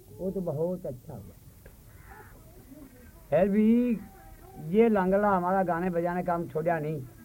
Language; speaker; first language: Hindi; non-native, local second language; Marwari